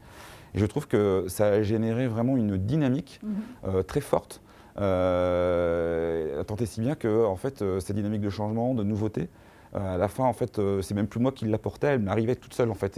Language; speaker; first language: French; native; French